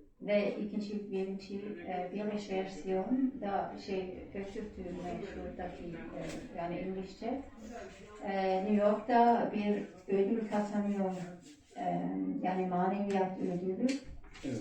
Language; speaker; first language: Turkish; non-native, learner; German